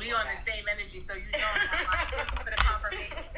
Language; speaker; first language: English; native; English